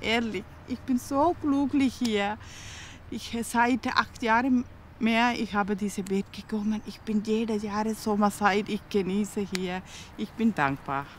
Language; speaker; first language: German; non-native, learner; Tamil